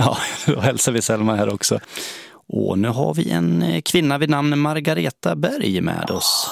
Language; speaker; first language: Swedish; native; Swedish